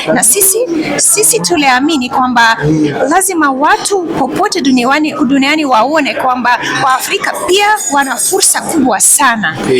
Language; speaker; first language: Swahili; non-native, fluent; Russian